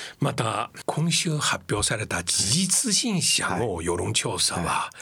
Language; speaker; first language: Japanese; non-native, fluent; Chinese